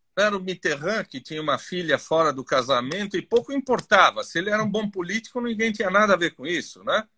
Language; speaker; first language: Portuguese; native; Portuguese